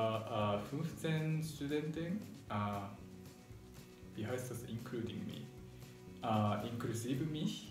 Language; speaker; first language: German; non-native, learner; Japanese